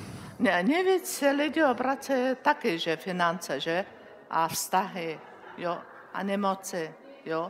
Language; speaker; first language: Czech; non-native, learner; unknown